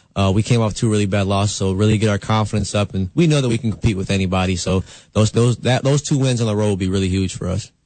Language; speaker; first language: English; native; English